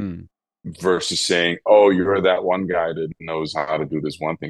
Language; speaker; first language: English; non-native, fluent; Dutch